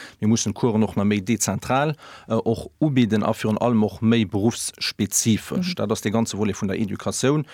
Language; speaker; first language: Luxembourgish; native; Luxembourgish